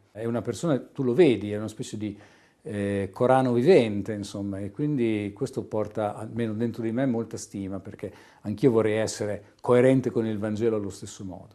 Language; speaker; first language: Italian; native; Italian